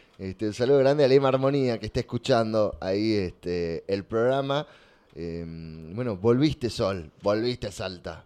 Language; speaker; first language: Spanish; native; Spanish